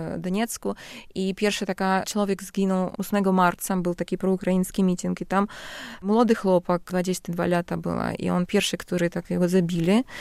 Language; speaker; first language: Polish; non-native, learner; Russian